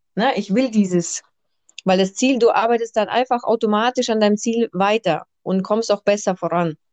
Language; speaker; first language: German; early bilingual, other home language; Russian